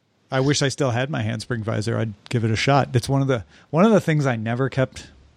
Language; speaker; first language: English; native; English